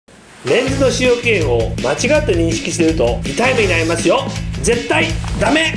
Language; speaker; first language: Japanese; native; Japanese